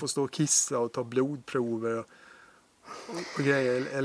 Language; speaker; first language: Swedish; native; Swedish